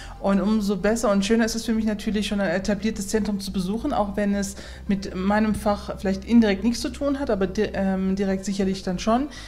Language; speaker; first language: German; native; German